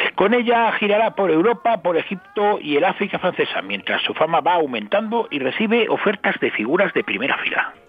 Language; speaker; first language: Spanish; native; Spanish